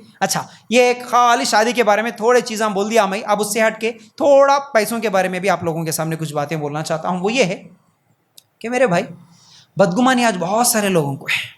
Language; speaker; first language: Urdu; native; Urdu